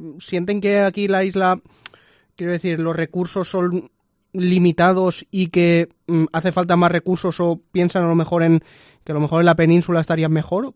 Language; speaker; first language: Spanish; native; Spanish